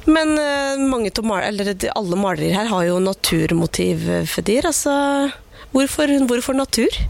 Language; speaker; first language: Norwegian; native; Norwegian